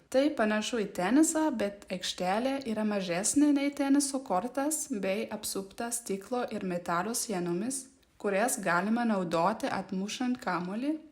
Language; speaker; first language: Lithuanian; non-native, learner; German